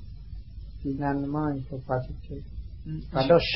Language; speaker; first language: French; non-native, learner; Vietnamese